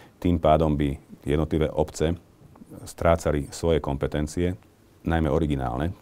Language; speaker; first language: Slovak; non-native, local second language; Hungarian